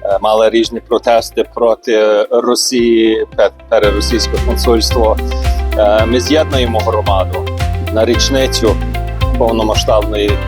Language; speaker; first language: Ukrainian; early bilingual, heritage; Ukrainian